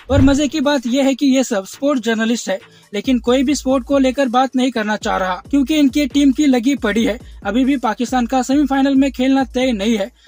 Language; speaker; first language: Hindi; native; Hindi